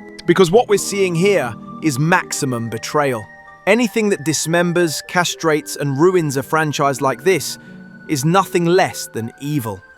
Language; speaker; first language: English; native; English